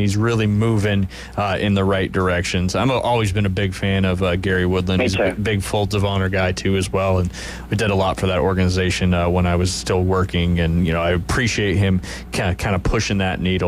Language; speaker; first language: English; native; English